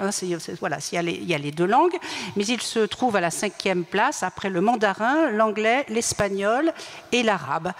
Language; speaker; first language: French; native; French